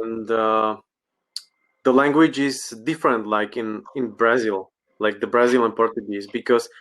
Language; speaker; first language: English; non-native, learner; Slovak